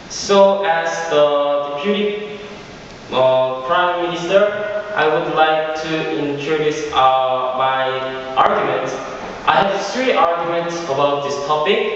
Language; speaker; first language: English; non-native, fluent; Korean